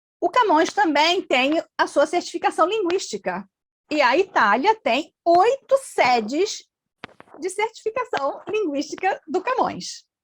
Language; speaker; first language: Portuguese; native; Portuguese